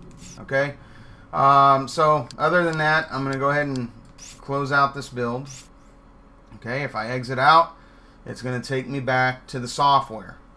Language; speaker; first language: English; native; English